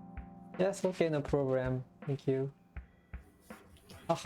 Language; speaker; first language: English; non-native, learner; Japanese